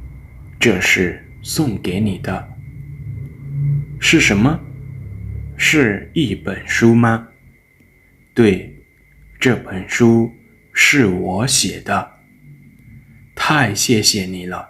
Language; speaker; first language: Chinese; non-native, fluent; Lao